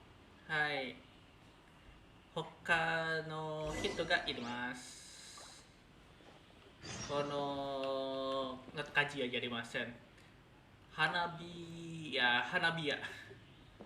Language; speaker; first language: Japanese; non-native, learner; Indonesian